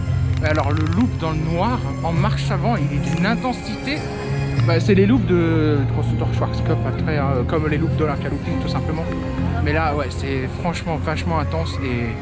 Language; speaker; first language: French; native; French